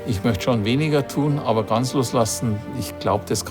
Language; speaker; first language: German; native; German